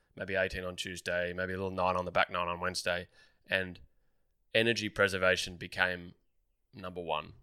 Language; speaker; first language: English; native; English